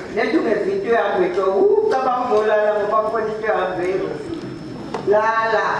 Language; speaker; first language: Zulu; non-native, local second language; Xhosa